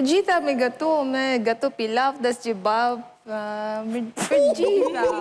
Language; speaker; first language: Albanian; non-native, learner; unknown